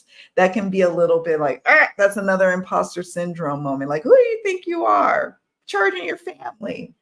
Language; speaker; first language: English; native; English